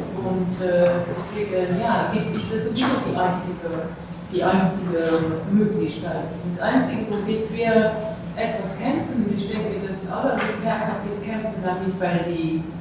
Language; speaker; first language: German; non-native, local second language; Luxembourgish